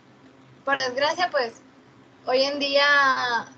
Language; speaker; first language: Spanish; native; Spanish